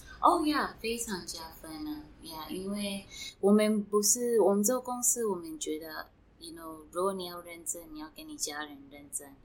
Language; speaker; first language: Chinese; non-native, fluent; Swati